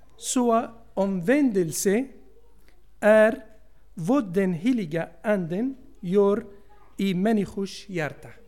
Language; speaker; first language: Swedish; non-native, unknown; Arabic